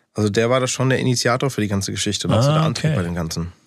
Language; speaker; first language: German; early bilingual, other home language; English